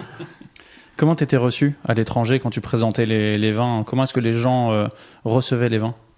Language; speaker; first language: French; native; French